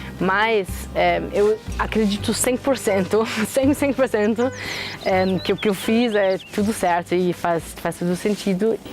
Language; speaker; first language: Portuguese; non-native, fluent; German